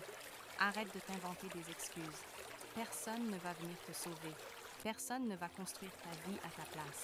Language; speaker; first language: French; native; French